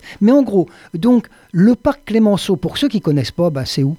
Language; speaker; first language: French; native; French